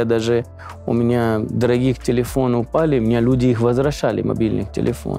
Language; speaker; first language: Russian; non-native, fluent; Punjabi